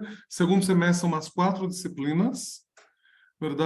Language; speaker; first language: Spanish; non-native, learner; Portuguese